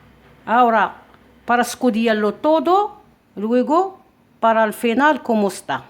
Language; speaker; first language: Spanish; non-native, learner; Arabic